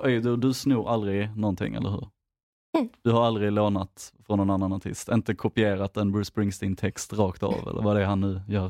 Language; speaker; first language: Swedish; native; Swedish